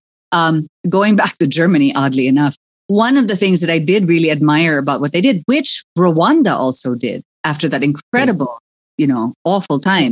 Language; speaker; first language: English; native; English